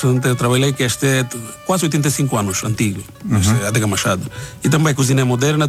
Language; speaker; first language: Portuguese; non-native, learner; Bangla